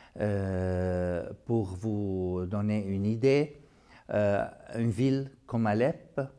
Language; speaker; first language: French; non-native, fluent; Arabic